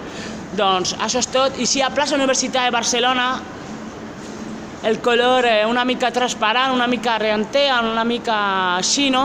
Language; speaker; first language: Catalan; non-native, local second language; Spanish